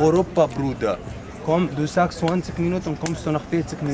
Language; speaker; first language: German; non-native, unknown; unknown